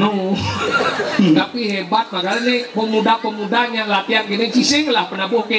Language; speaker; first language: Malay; non-native, local second language; Balinese